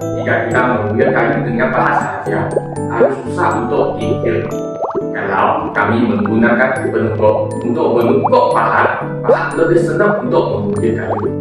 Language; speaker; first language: Malay; non-native, local second language; Chinese